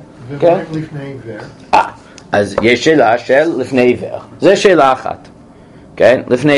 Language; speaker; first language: Hebrew; non-native, fluent; English